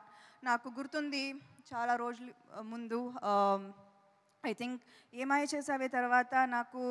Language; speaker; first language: Telugu; non-native, fluent; Tamil